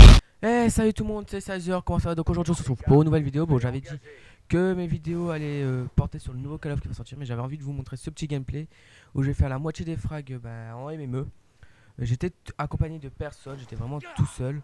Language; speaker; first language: French; native; French